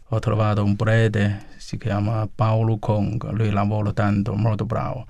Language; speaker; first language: Italian; non-native, learner; Chinese